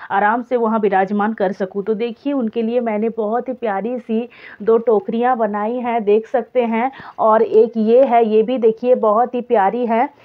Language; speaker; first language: Hindi; non-native, local second language; Bangla